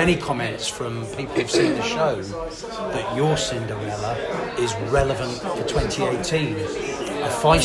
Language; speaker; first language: English; native; English